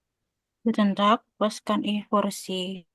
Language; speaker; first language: German; non-native, learner; Indonesian